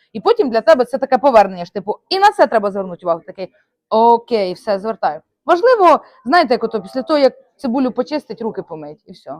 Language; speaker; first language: Ukrainian; native; Ukrainian